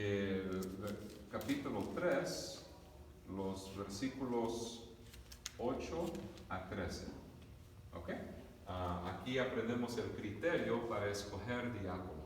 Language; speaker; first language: Spanish; early bilingual, other home language; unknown